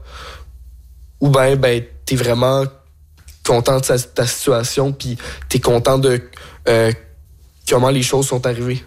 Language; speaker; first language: French; native; French